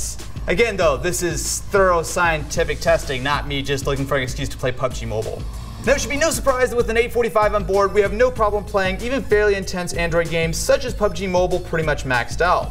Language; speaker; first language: English; native; English